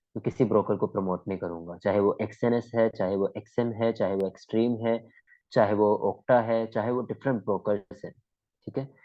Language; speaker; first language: Urdu; non-native, local second language; Punjabi